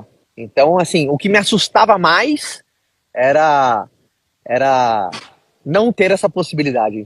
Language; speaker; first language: Portuguese; native; Portuguese